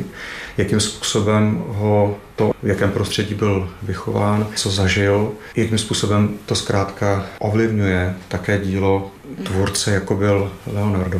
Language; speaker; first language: Czech; native; Czech